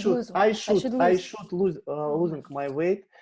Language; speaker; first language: English; non-native, learner; Russian